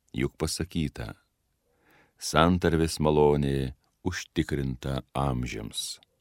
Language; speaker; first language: Lithuanian; native; Lithuanian